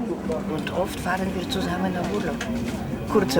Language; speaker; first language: German; non-native, learner; Polish